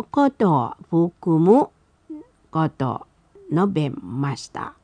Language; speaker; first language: Japanese; non-native, fluent; Indonesian